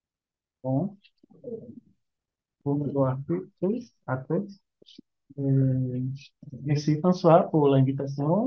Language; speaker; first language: French; non-native, learner; Portuguese